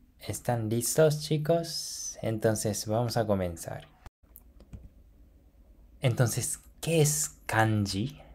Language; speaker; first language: Spanish; non-native, fluent; Japanese